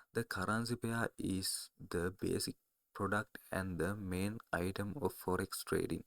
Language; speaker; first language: English; non-native, local second language; Sinhala